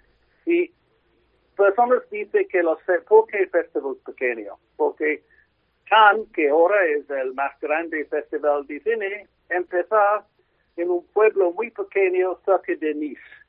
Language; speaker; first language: Spanish; non-native, learner; English